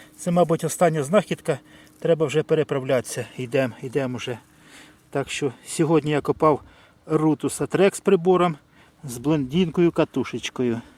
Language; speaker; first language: Ukrainian; non-native, local second language; Russian